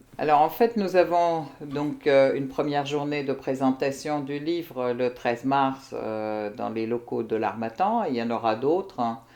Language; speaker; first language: French; non-native, fluent; Arabic